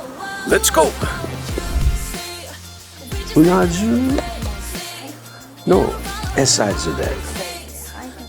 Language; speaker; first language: Japanese; non-native, fluent; English